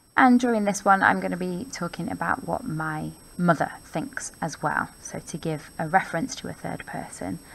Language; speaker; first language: English; native; English